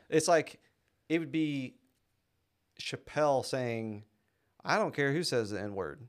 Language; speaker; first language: English; native; English